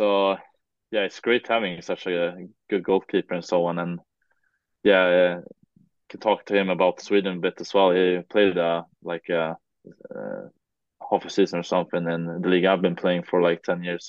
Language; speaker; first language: English; non-native, fluent; Swedish